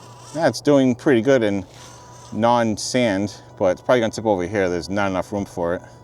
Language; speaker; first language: English; native; English